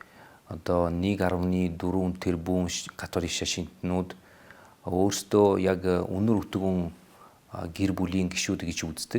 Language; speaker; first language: Mongolian; non-native, fluent; Italian